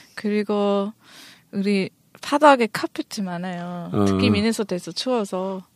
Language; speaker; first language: Korean; non-native, learner; English